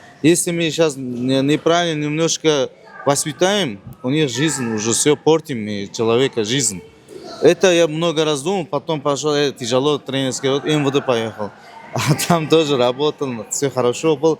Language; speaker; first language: Russian; non-native, learner; Uzbek